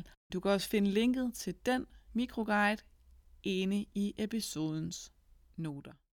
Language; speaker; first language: Danish; native; Danish